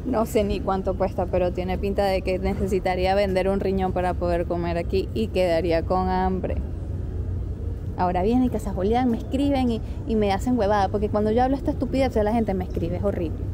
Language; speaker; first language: Spanish; native; Spanish